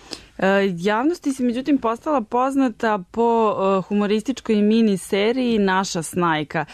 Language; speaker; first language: Serbian; native; Serbian